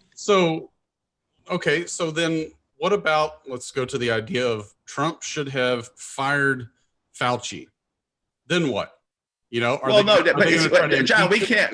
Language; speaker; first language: English; native; English